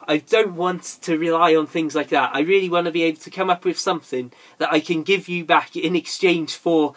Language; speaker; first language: English; native; English